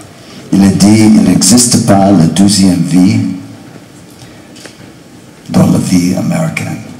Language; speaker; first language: French; non-native, learner; English